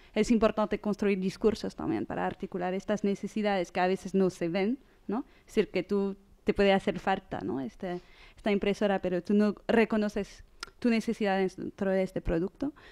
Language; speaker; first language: Spanish; non-native, fluent; French